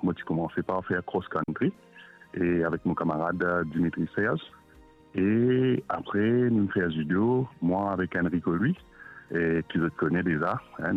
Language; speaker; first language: French; non-native, local second language; Morisyen